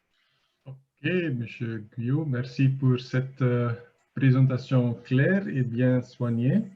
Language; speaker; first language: French; non-native, fluent; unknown